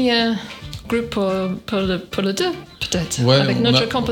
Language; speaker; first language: French; non-native, learner; English